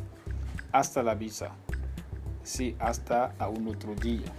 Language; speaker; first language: Spanish; non-native, learner; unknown